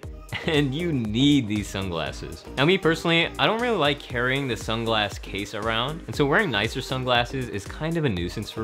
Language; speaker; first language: English; native; English